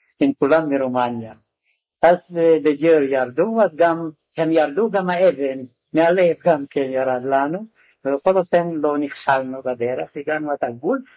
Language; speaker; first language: Hebrew; non-native, fluent; Hungarian